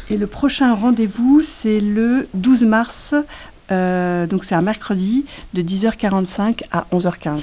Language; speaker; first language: French; native; French